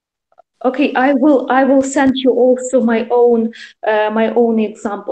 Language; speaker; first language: English; non-native, learner; Russian